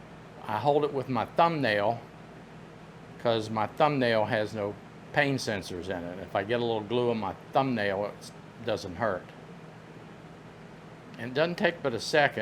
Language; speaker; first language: English; native; English